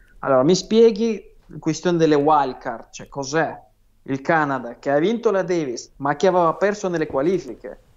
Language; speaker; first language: Italian; non-native, fluent; Russian